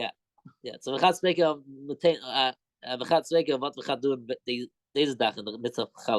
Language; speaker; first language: Dutch; non-native, fluent; English